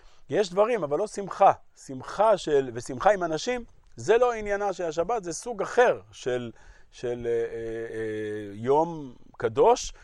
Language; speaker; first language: Hebrew; native; Hebrew